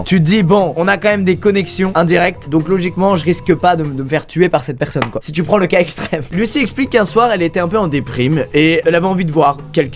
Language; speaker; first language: French; native; French